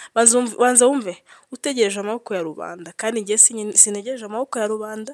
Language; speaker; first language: Kinyarwanda; native; Kinyarwanda